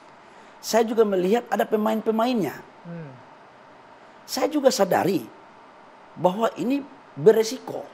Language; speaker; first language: Indonesian; native; Indonesian